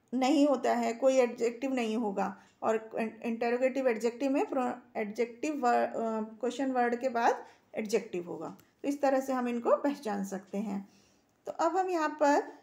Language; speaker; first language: Hindi; native; Hindi